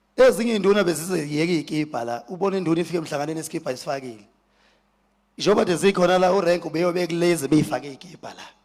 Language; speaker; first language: Zulu; native; Zulu